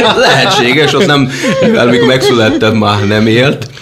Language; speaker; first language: Hungarian; non-native, fluent; Portuguese